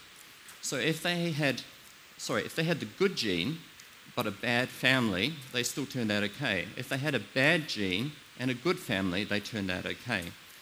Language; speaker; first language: English; native; English